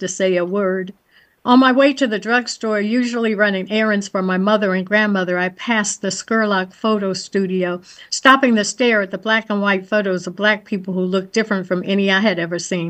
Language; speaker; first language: English; native; English